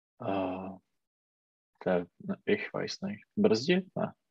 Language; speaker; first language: German; non-native, learner; Czech